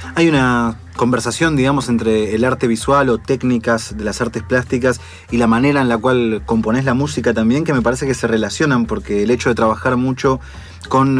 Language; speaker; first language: Spanish; native; Spanish